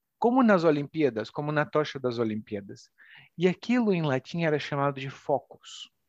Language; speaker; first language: Portuguese; native; Portuguese